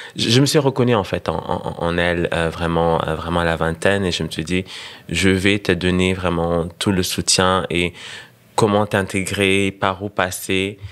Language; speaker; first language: French; non-native, local second language; Rundi